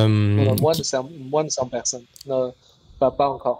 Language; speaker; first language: French; non-native, learner; Chinese